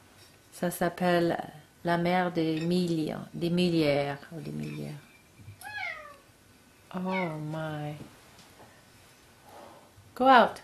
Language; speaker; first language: French; non-native, learner; English